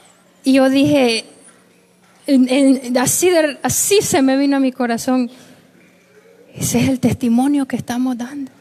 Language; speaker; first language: Spanish; native; Spanish